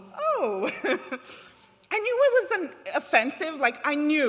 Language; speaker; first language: English; non-native, fluent; Romanian